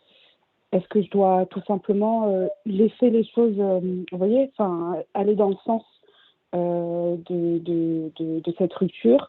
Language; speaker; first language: French; native; French